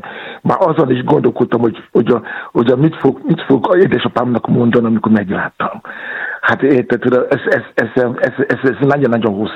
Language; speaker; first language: Hungarian; non-native, fluent; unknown